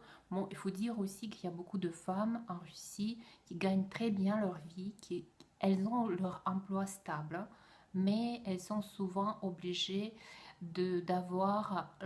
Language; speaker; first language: French; non-native, fluent; Russian